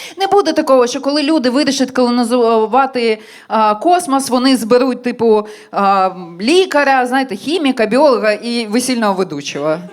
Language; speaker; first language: Ukrainian; non-native, local second language; Russian